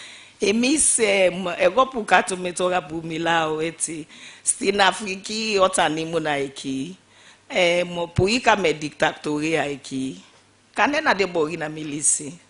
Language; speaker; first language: Greek; non-native, fluent; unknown